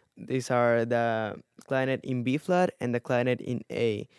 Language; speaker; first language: English; non-native, fluent; Spanish